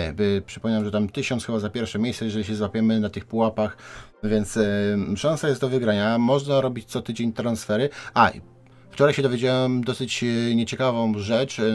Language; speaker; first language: Polish; native; Polish